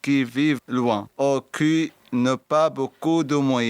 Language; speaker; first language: French; non-native, learner; Arabic